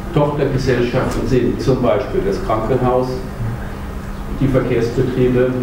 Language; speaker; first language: German; native; German